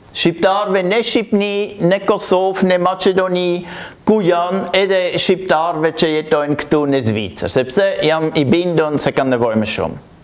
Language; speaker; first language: Albanian; non-native, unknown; German